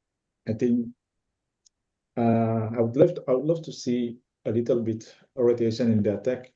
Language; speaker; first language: English; non-native, fluent; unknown